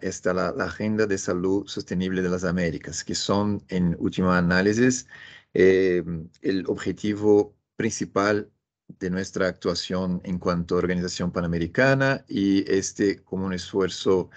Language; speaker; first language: Spanish; non-native, fluent; Portuguese